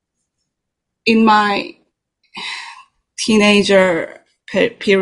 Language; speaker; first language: English; non-native, learner; Korean